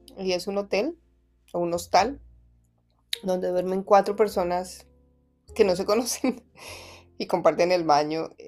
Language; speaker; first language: Spanish; native; Spanish